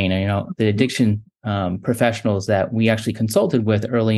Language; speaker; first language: English; native; English